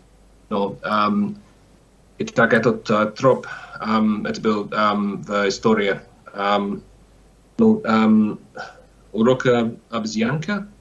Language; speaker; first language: Russian; non-native, learner; English